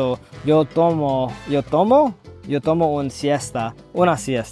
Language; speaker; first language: Spanish; non-native, learner; English